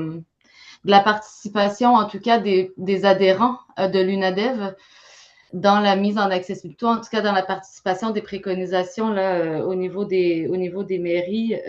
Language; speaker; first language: French; native; French